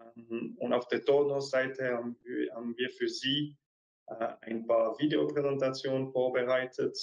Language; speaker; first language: German; non-native, fluent; French